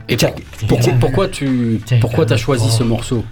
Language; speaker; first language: French; native; French